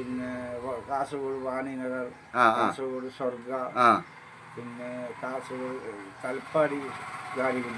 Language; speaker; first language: Malayalam; non-native, local second language; Urdu